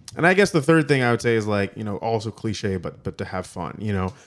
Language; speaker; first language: English; native; English